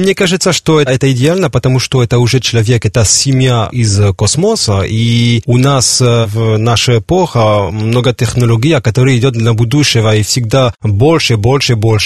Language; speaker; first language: Russian; non-native, learner; French